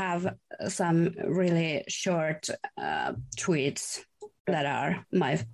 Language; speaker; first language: English; non-native, fluent; Finnish